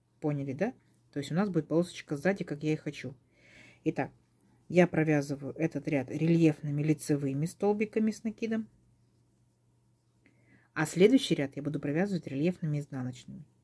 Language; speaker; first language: Russian; native; Russian